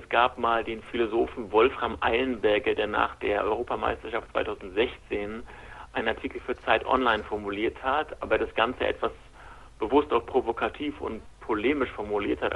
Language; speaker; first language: German; native; German